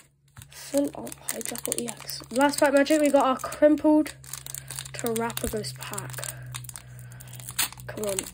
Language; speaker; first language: English; native; English